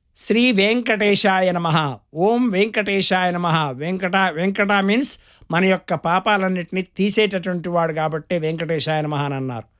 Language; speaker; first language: Telugu; early bilingual, heritage; Telugu